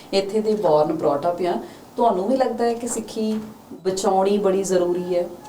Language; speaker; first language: Punjabi; native; Punjabi